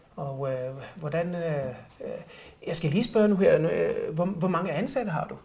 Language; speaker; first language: Danish; native; Danish